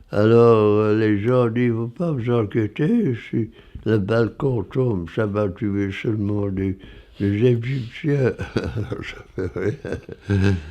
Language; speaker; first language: French; non-native, fluent; English